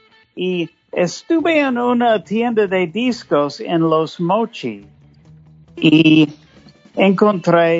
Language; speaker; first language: Spanish; non-native, fluent; English